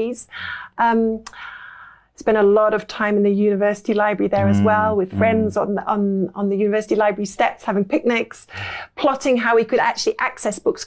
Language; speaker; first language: English; native; English